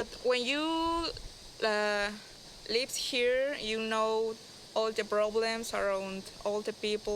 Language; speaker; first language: English; non-native, learner; Spanish